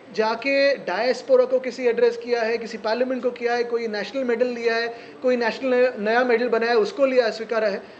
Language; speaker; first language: Hindi; non-native, local second language; Marathi